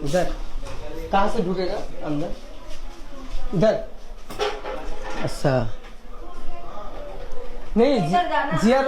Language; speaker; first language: Hindi; non-native, learner; Bangla